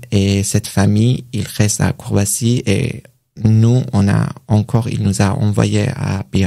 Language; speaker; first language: French; non-native, learner; Persian